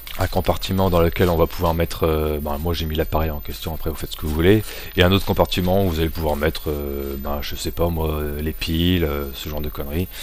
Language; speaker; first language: French; native; French